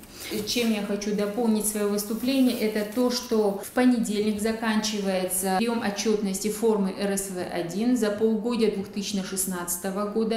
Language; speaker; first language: Russian; native; Russian